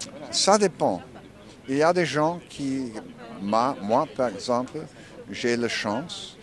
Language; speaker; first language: French; non-native, learner; English